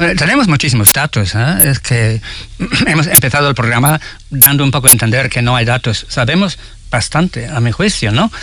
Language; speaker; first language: Spanish; non-native, fluent; English